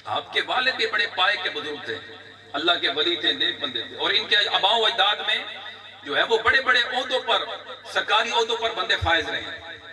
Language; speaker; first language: Urdu; non-native, local second language; Pashto